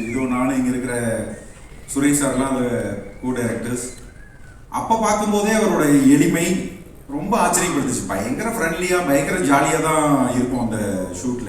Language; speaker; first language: Tamil; native; Tamil